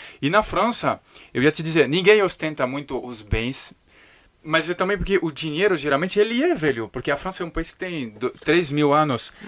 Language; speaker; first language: Portuguese; non-native, fluent; French